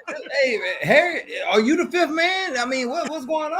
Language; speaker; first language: English; native; English